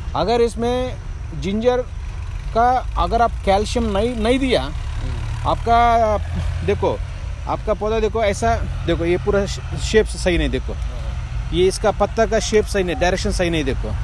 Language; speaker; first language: Hindi; non-native, local second language; Telugu